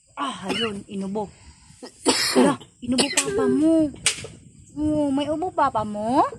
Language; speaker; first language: Filipino; non-native, local second language; Cebuano